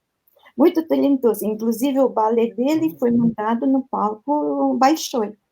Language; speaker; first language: Portuguese; non-native, fluent; Russian